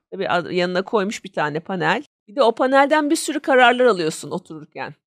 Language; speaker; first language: Turkish; native; Turkish